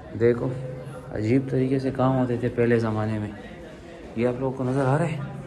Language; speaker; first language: Urdu; non-native, local second language; Pashto